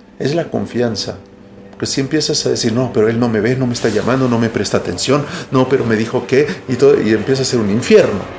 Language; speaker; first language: Spanish; early bilingual, heritage; Spanish